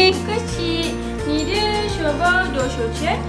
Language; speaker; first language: Chinese; non-native, learner; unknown